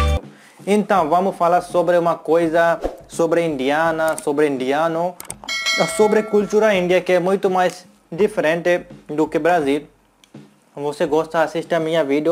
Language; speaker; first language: Portuguese; non-native, learner; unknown